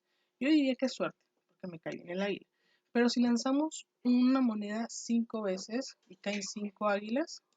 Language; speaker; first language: Spanish; native; Spanish